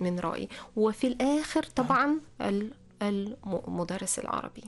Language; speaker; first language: Arabic; non-native, fluent; Russian